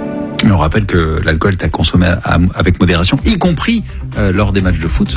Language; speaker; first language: French; native; French